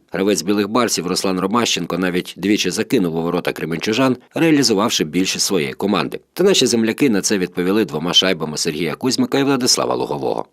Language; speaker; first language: Ukrainian; native; Ukrainian